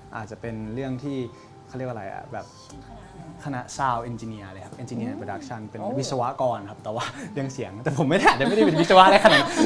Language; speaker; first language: Thai; native; Thai